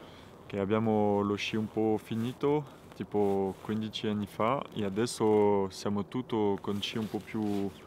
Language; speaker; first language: Italian; non-native, fluent; French